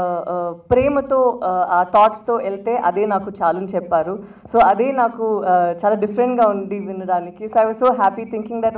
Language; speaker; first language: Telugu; non-native, local second language; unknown